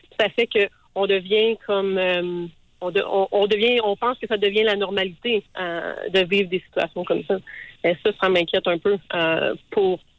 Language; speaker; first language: French; native; French